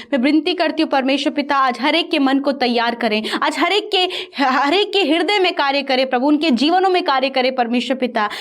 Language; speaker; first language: Hindi; native; Hindi